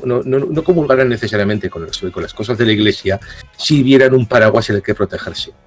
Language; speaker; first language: Spanish; native; Spanish